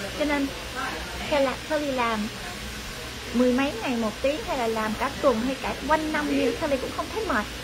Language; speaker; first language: Vietnamese; early bilingual, heritage; Vietnamese